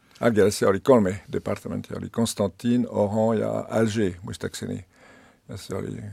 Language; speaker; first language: Finnish; non-native, learner; French